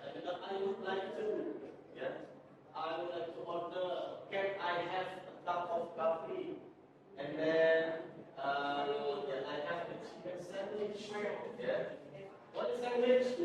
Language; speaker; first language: English; non-native, learner; Indonesian